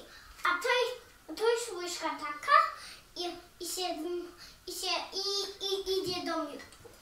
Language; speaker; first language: Polish; early bilingual, heritage; English